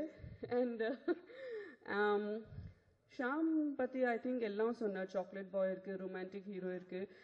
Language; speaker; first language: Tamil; non-native, learner; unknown